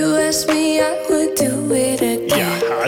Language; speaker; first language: English; non-native, fluent; Swedish